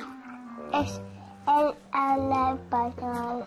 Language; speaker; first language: Spanish; early bilingual, heritage; Spanish